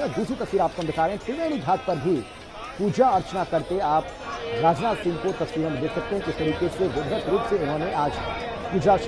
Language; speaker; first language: Hindi; native; Hindi